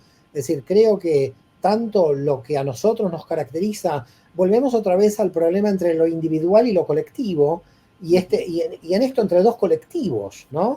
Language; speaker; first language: Spanish; native; Spanish